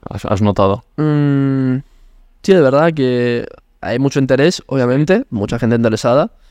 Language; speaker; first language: Spanish; early bilingual, other home language; Italian